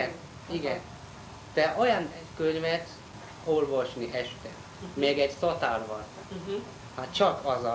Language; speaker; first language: Hungarian; non-native, learner; Chinese